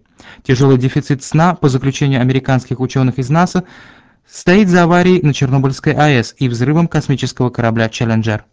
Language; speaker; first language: Russian; native; Russian